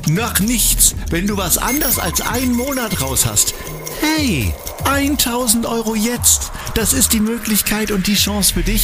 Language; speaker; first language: German; native; German